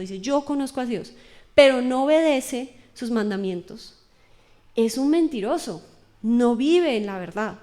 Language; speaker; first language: Spanish; native; Spanish